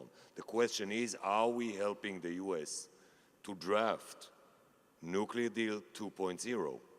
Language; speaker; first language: English; non-native, fluent; Hebrew